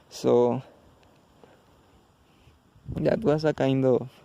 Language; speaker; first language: English; non-native, learner; Spanish